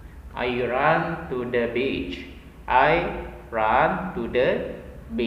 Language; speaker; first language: English; non-native, fluent; Indonesian